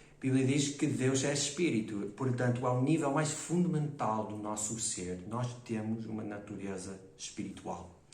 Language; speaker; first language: Portuguese; non-native, fluent; English